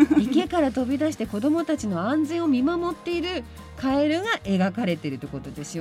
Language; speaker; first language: Japanese; native; Japanese